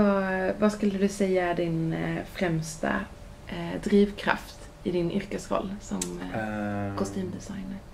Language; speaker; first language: Swedish; native; Swedish